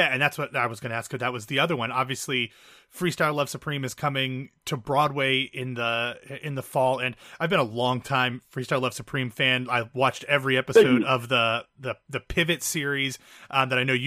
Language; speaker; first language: English; native; English